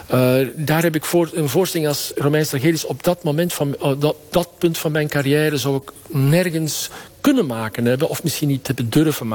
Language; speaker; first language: Dutch; native; Dutch